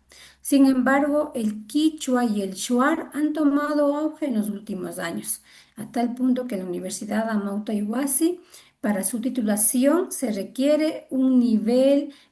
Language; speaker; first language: Spanish; native; Spanish